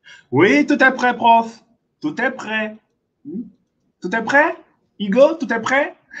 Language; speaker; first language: French; non-native, fluent; Portuguese